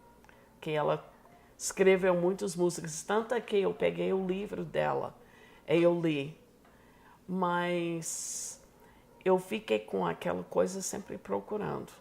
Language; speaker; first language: Portuguese; non-native, fluent; English